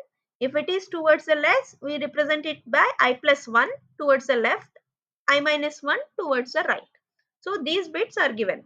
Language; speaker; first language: English; non-native, local second language; Telugu